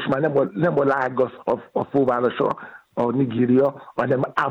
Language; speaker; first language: Hungarian; non-native, fluent; Yoruba